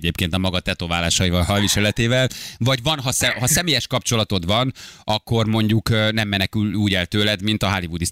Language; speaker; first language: Hungarian; native; Hungarian